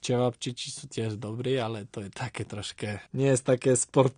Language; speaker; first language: Polish; non-native, learner; Croatian